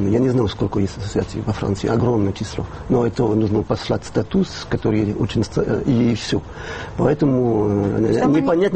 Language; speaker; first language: Russian; non-native, fluent; French